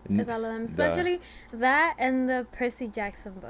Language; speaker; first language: English; non-native, fluent; Spanish